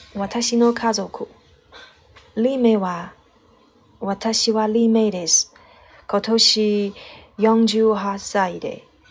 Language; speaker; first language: Japanese; non-native, learner; Chinese